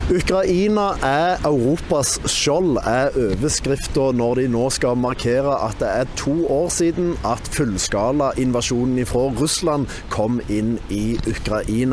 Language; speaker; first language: Norwegian; native; Norwegian